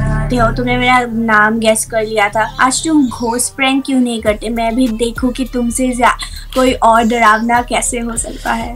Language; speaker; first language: Hindi; non-native, local second language; Assamese